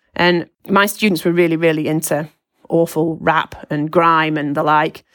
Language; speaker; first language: English; native; English